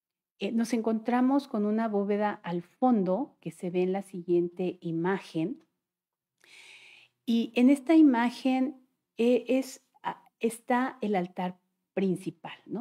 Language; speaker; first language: Spanish; native; Spanish